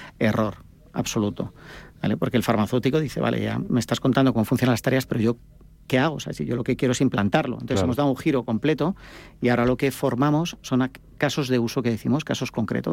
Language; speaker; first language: Spanish; native; Spanish